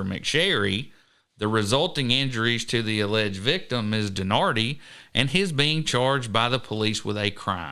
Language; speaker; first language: English; native; English